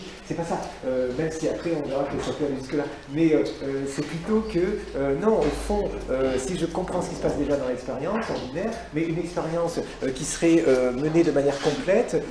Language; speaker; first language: French; native; French